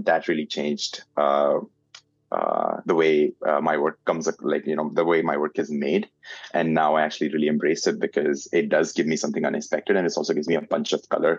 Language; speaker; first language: English; non-native, local second language; Hindi